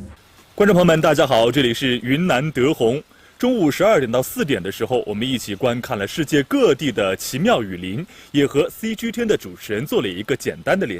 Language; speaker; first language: Chinese; native; Chinese